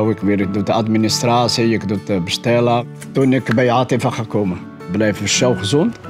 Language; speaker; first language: Dutch; non-native, learner; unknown